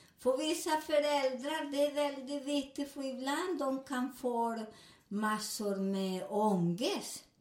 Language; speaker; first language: Swedish; non-native, learner; Spanish